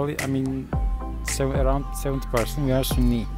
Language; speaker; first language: English; non-native, fluent; Turkish